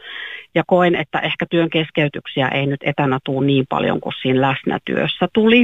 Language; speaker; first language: Finnish; native; Finnish